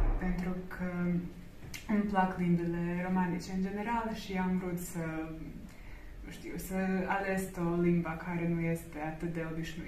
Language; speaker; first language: Romanian; non-native, learner; Croatian